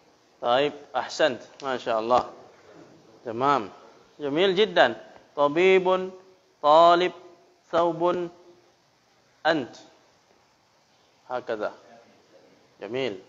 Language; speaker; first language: Arabic; non-native, fluent; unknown